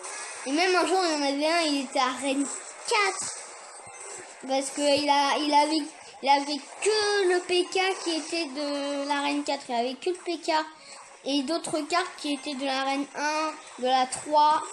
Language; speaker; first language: French; native; French